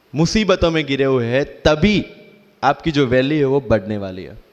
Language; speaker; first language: Hindi; non-native, local second language; Gujarati